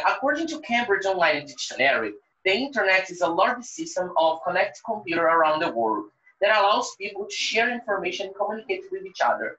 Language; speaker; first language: English; non-native, fluent; Portuguese